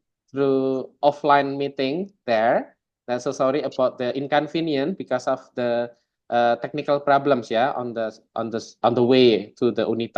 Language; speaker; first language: English; non-native, fluent; Indonesian